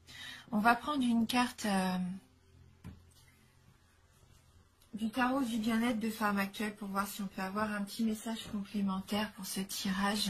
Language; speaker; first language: French; native; French